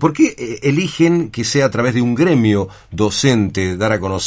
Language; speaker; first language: Spanish; native; Spanish